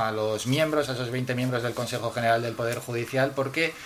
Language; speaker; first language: Spanish; native; Spanish